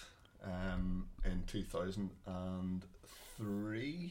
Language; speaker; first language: English; native; English